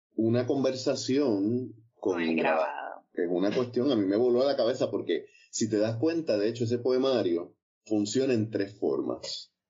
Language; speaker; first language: Spanish; native; Spanish